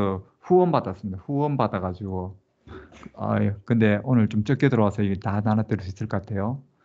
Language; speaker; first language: Korean; native; Korean